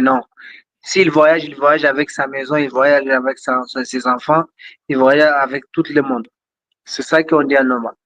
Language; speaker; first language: French; non-native, local second language; Tamasheq